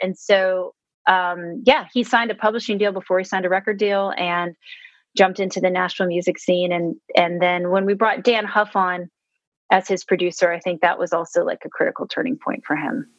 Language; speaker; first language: English; native; English